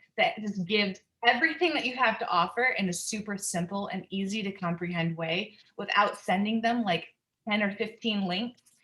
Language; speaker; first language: English; native; English